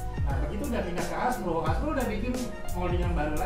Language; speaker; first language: Indonesian; native; Indonesian